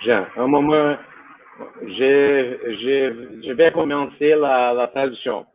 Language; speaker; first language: French; non-native, fluent; Portuguese